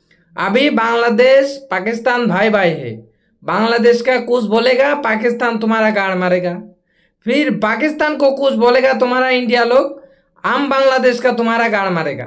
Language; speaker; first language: Hindi; non-native, learner; Bangla